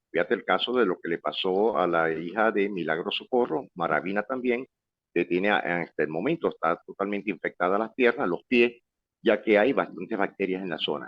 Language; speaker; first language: Spanish; native; Spanish